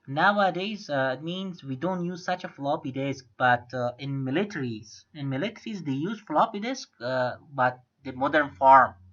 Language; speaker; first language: English; non-native, fluent; Persian